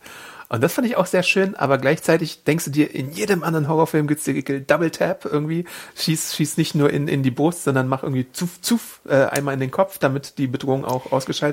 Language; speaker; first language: German; native; German